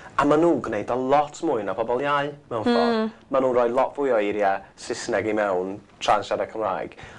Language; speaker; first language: Welsh; non-native, local second language; English